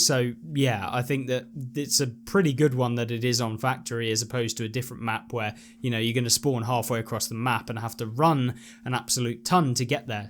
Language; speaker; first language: English; native; English